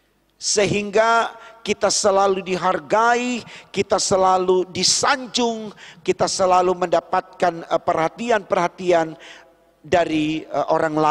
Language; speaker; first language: Indonesian; native; Indonesian